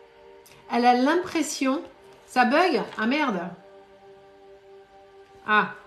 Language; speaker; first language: French; native; French